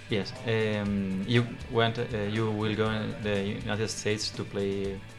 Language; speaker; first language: English; non-native, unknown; Italian